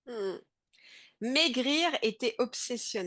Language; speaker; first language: French; native; French